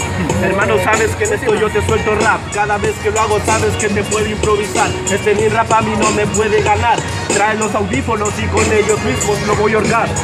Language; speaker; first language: Spanish; native; Spanish